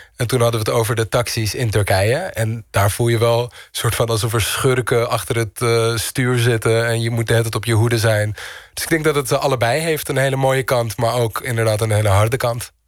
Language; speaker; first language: Dutch; early bilingual, other home language; Turkish